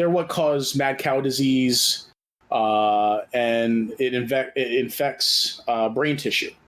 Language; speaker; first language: English; native; English